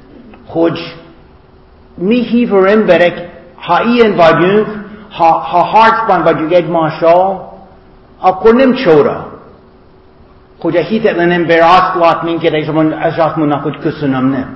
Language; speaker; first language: Hungarian; non-native, learner; English